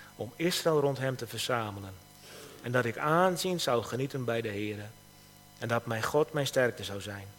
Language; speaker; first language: Dutch; native; Dutch